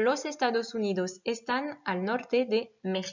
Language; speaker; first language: Spanish; non-native, fluent; French